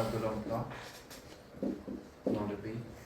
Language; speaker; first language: French; non-native, learner; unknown